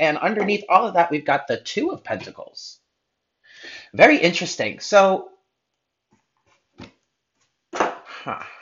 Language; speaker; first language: English; native; English